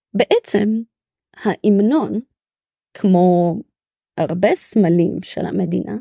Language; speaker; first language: Hebrew; early bilingual, other home language; Russian